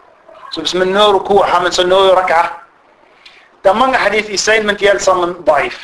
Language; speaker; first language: Danish; non-native, fluent; Arabic